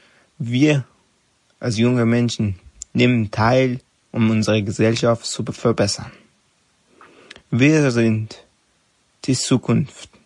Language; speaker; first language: German; non-native, learner; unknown